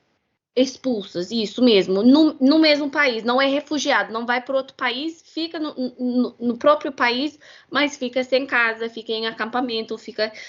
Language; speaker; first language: Portuguese; non-native, fluent; English